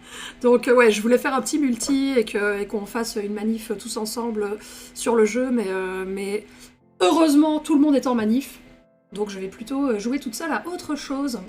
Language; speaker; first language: French; native; French